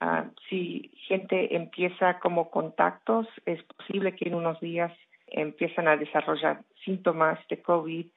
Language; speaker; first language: Spanish; early bilingual, heritage; Spanish